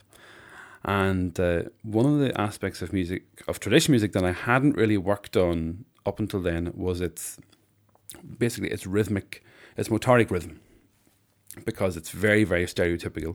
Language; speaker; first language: English; native; English